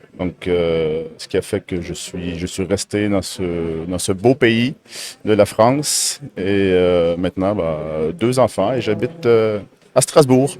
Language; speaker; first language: French; native; French